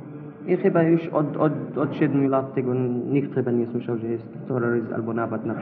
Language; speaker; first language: Polish; non-native, fluent; Arabic